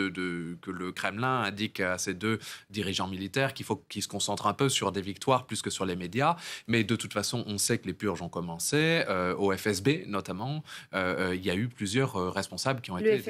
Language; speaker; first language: French; native; French